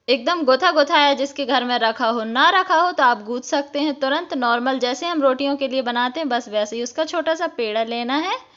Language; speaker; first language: Hindi; native; Hindi